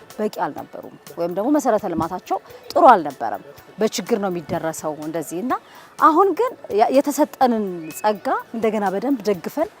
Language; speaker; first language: Amharic; native; Amharic